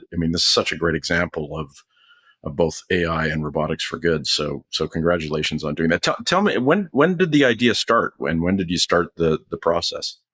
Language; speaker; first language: English; native; English